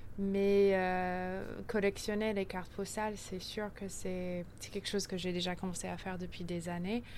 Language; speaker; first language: French; early bilingual, heritage; French